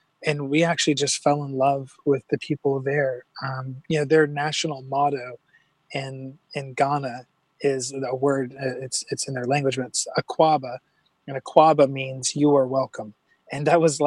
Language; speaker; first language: English; native; English